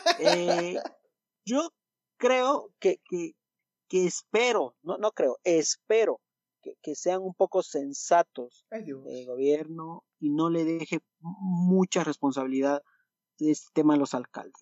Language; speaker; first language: Spanish; native; Spanish